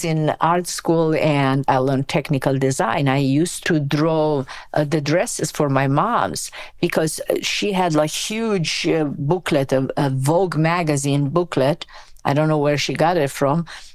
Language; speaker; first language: English; non-native, fluent; Romanian